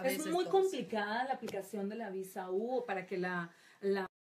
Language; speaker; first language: Spanish; native; Spanish